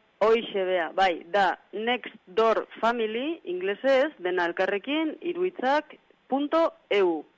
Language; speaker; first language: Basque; native; Basque